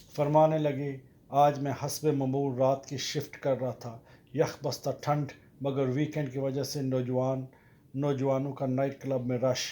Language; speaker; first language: Urdu; non-native, local second language; Punjabi